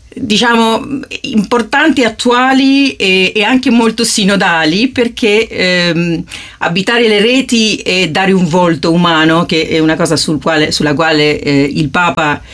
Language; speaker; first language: Italian; non-native, fluent; Spanish